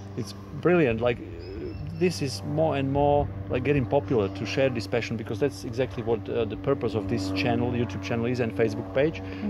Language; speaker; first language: English; non-native, fluent; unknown